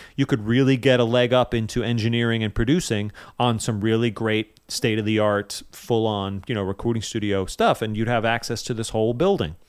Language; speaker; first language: English; native; English